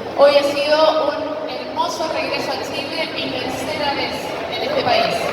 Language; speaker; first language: Spanish; native; Spanish